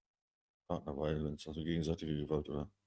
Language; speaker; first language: German; native; German